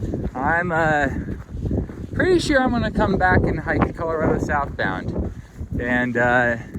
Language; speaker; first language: English; native; English